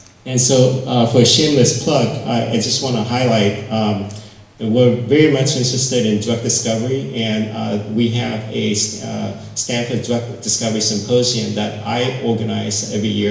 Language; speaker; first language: English; non-native, fluent; Min Nan Chinese